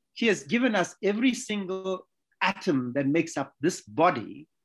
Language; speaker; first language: English; native; English